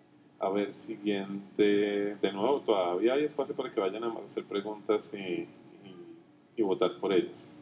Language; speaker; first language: Spanish; native; Spanish